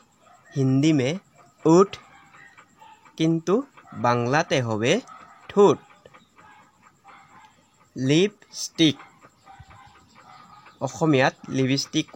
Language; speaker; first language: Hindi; non-native, local second language; Assamese